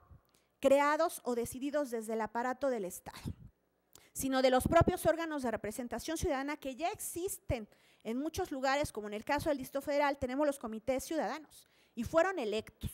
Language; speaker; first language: Spanish; native; Spanish